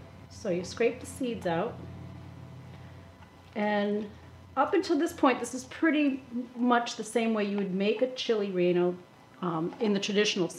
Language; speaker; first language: English; native; English